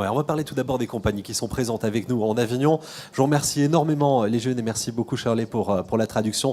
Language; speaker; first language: French; native; French